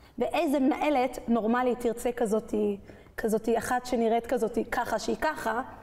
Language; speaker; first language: Hebrew; early bilingual, other home language; French